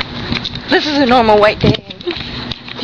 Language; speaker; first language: English; native; English